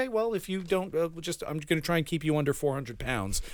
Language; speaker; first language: English; early bilingual, other home language; Spanish